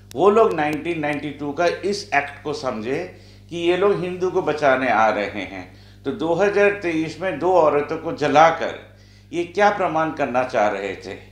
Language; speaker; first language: Hindi; non-native, local second language; Bangla